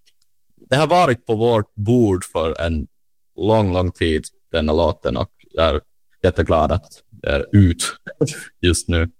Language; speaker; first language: Swedish; non-native, learner; Finnish